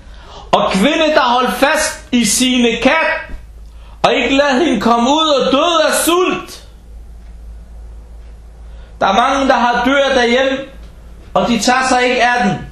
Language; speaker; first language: Danish; early bilingual, other home language; Arabic